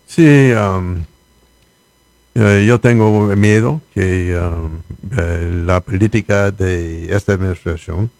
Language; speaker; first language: Spanish; non-native, learner; English